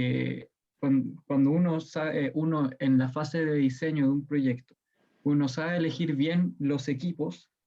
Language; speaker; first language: Spanish; native; Spanish